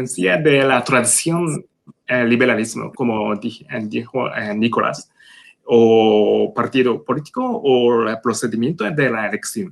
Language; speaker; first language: Spanish; non-native, learner; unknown